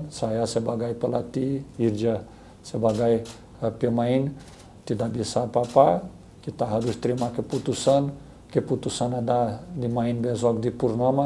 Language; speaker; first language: Indonesian; non-native, learner; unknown